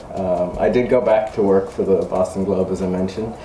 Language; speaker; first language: English; native; English